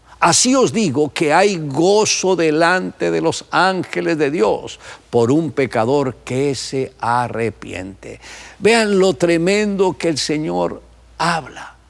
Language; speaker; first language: Spanish; native; Spanish